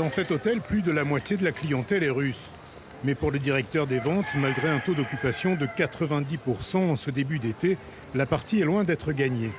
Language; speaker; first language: French; native; French